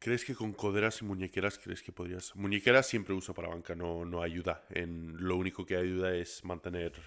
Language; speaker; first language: Spanish; early bilingual, other home language; English